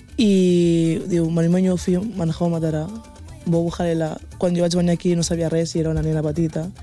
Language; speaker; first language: Catalan; early bilingual, other home language; Wolof